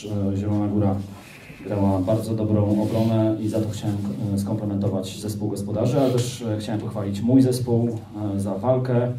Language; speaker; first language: Polish; native; Polish